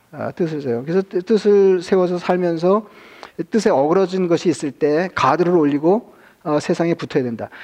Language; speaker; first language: Korean; native; Korean